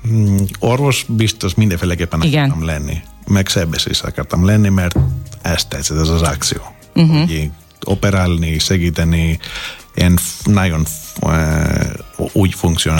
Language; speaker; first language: Hungarian; non-native, learner; Greek